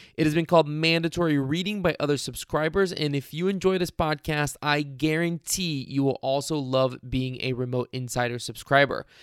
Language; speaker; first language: English; native; English